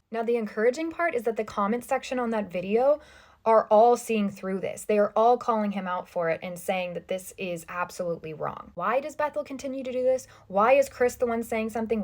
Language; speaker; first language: English; native; English